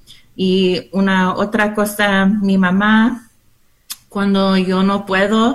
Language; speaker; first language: Spanish; non-native, learner; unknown